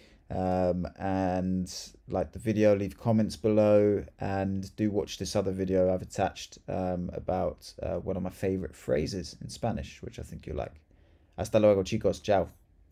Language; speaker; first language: English; native; English